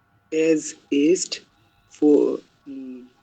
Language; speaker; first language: German; non-native, learner; Bangla